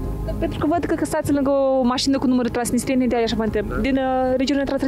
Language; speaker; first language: Romanian; native; Romanian